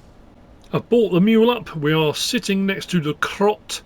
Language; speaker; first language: English; native; English